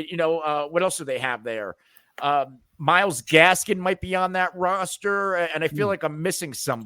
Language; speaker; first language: English; native; English